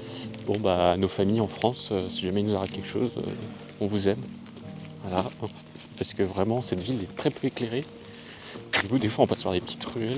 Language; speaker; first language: French; native; French